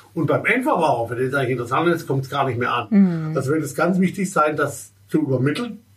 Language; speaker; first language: German; native; German